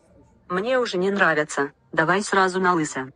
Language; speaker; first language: Russian; native; Russian